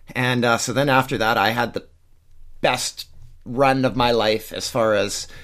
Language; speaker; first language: English; native; English